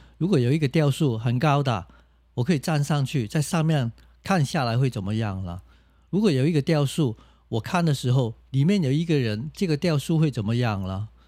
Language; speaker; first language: Chinese; non-native, local second language; Cantonese